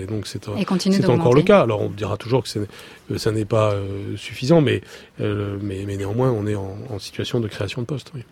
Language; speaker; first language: French; native; French